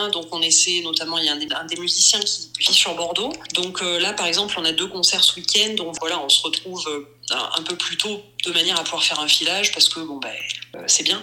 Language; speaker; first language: French; native; French